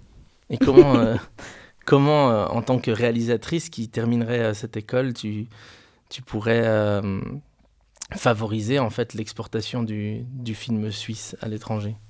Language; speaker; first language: French; native; French